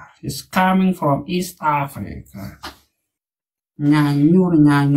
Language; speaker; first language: English; non-native, learner; Amharic